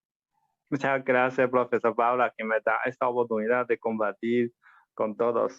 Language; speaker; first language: Spanish; non-native, learner; Chinese